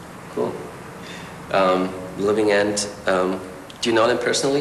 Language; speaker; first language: English; non-native, fluent; German